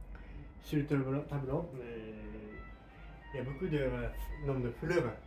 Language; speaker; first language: French; non-native, learner; Japanese